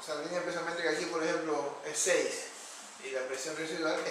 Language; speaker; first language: Spanish; native; Spanish